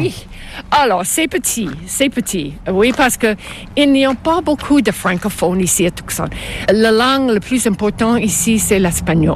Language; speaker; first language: French; non-native, local second language; English